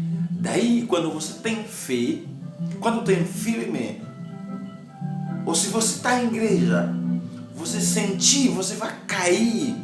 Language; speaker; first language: Portuguese; non-native, learner; Haitian Creole